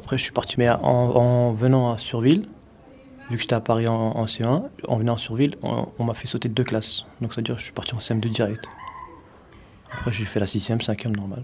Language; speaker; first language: French; early bilingual, other home language; Arabic